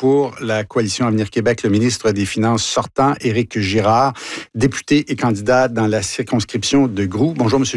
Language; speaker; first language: French; native; French